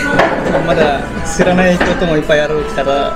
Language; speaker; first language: Japanese; non-native, fluent; Indonesian